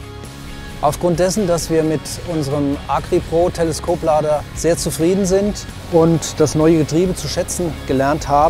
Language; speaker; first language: German; native; German